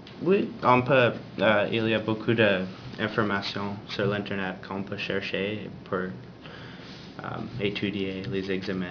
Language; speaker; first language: French; non-native, learner; English